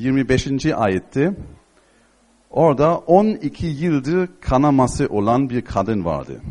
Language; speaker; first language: Turkish; non-native, fluent; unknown